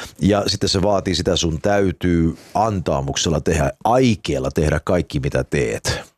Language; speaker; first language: Finnish; early bilingual, heritage; Finnish